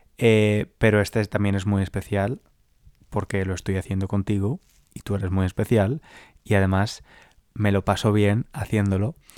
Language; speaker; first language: Spanish; native; Spanish